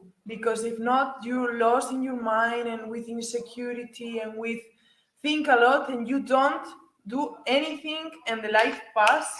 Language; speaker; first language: English; non-native, learner; Spanish